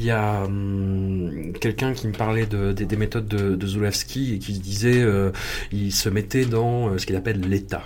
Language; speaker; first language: French; native; French